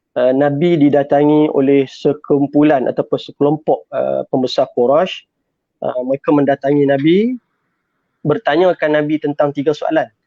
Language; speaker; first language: Malay; native; Malay